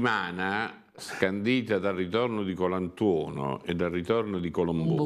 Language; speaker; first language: Italian; native; Italian